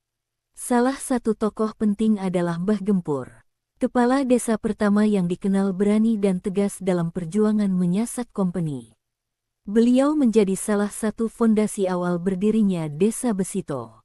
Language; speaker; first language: Indonesian; native; Indonesian